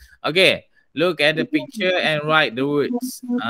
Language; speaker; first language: English; non-native, local second language; Malay